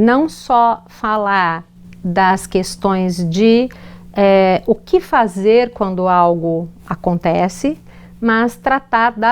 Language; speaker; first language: Portuguese; native; Portuguese